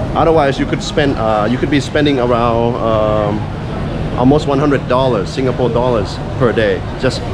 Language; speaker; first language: English; non-native, fluent; Thai